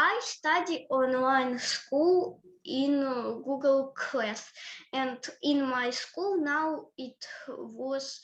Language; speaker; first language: English; early bilingual, other home language; Ukrainian